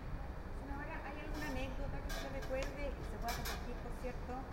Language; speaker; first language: Spanish; native; Spanish